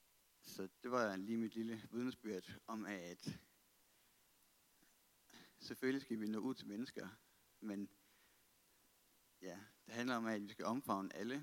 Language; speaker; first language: Danish; native; Danish